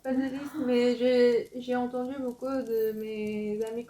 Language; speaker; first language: French; non-native, fluent; Korean